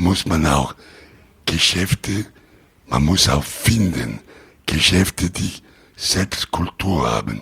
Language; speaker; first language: German; non-native, learner; Italian